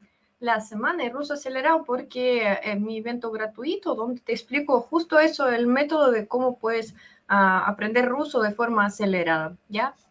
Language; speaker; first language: Spanish; non-native, fluent; Russian